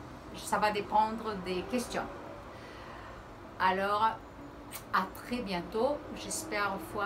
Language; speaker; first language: French; early bilingual, heritage; Portuguese